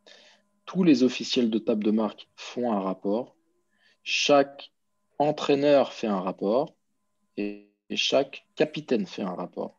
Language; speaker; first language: French; native; French